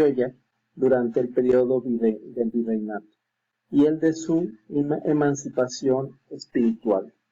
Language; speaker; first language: Spanish; native; Spanish